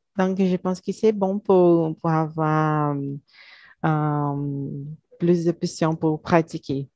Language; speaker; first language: French; non-native, learner; Portuguese